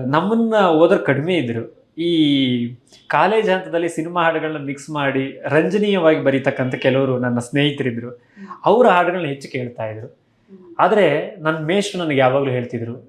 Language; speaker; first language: Kannada; native; Kannada